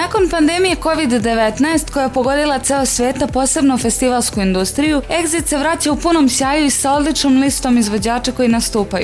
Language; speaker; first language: Serbian; native; Serbian